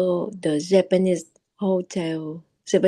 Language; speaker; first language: English; non-native, learner; Japanese